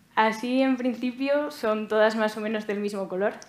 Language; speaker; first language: Spanish; native; Spanish